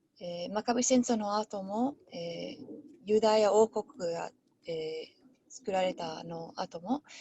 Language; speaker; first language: Japanese; non-native, learner; English